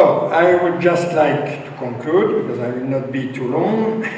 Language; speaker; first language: English; non-native, fluent; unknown